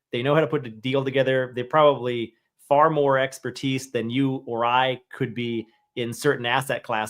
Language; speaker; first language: English; native; English